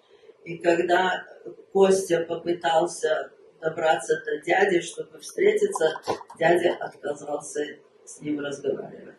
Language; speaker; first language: Russian; early bilingual, heritage; Russian